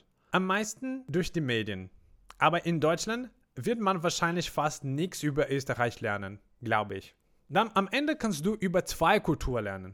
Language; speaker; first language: German; non-native, fluent; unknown